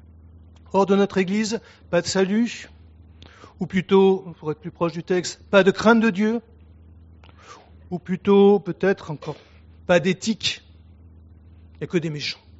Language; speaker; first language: French; native; French